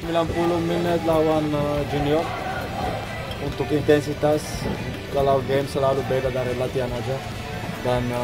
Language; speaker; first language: Indonesian; non-native, fluent; Dutch